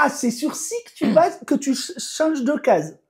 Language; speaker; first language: French; native; French